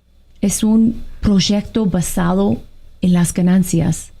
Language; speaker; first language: Spanish; non-native, fluent; Arabic